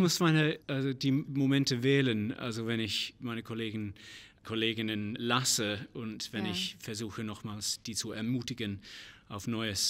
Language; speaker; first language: German; non-native, fluent; English